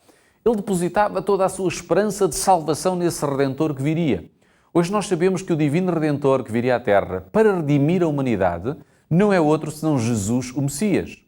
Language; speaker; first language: Portuguese; native; Portuguese